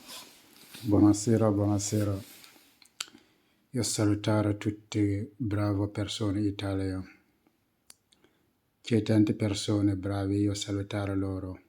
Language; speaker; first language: Italian; non-native, learner; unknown